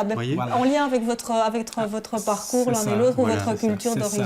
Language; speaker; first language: French; native; French